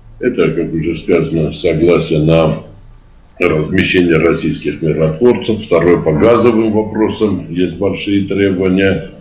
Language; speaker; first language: Russian; non-native, local second language; Armenian